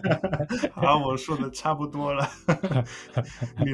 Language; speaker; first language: Chinese; non-native, learner; English